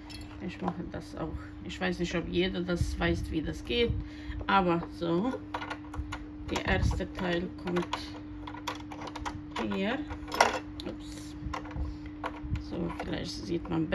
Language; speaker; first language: German; non-native, fluent; Croatian